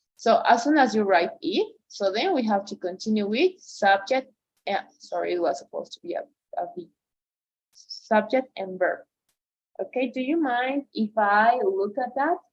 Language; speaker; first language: English; non-native, fluent; Spanish